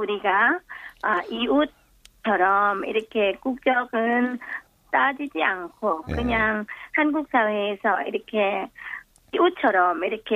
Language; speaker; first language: Korean; non-native, fluent; Thai